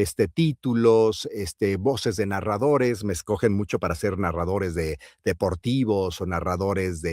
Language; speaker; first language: Spanish; native; Spanish